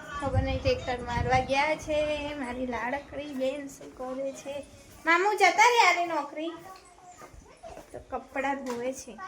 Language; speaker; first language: Gujarati; non-native, local second language; Vasavi